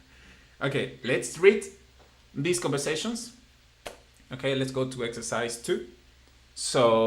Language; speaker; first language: English; non-native, fluent; Spanish